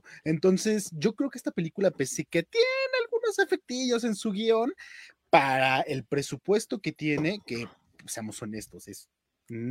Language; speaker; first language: Spanish; native; Spanish